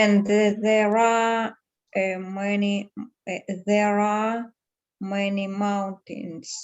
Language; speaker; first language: English; non-native, learner; Russian